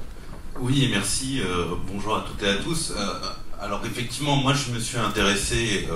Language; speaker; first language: French; native; French